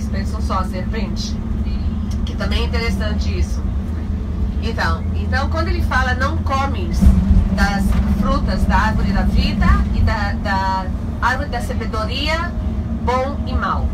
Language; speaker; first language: Portuguese; non-native, fluent; Hebrew